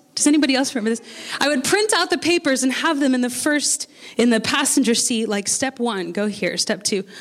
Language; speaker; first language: English; native; English